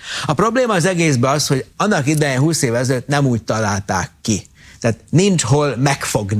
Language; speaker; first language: Hungarian; native; Hungarian